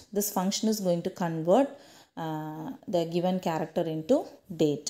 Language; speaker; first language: English; non-native, local second language; Tamil